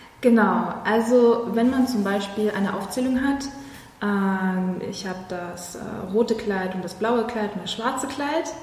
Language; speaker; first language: German; non-native, fluent; Russian